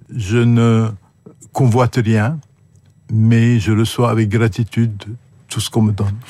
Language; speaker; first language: French; non-native, local second language; Arabic